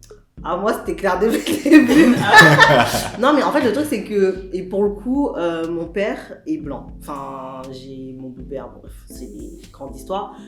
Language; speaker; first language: French; native; French